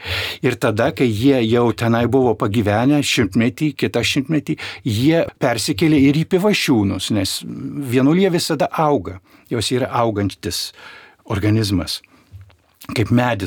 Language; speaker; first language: Lithuanian; native; Lithuanian